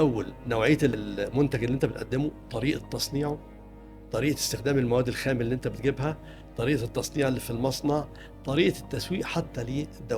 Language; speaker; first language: Arabic; native; Arabic